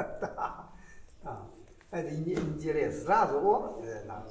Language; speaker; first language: Russian; non-native, learner; Chinese